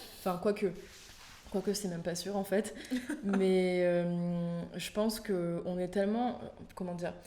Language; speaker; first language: French; native; French